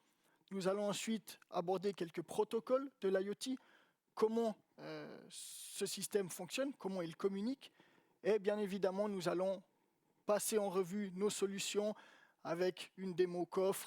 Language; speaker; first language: French; native; French